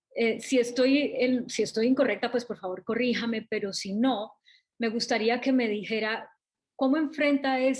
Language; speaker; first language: Spanish; native; Spanish